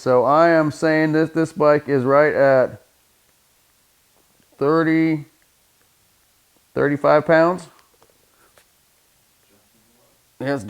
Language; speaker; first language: English; native; English